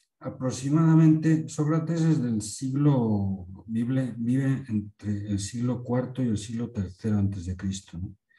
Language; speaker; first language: Spanish; native; Spanish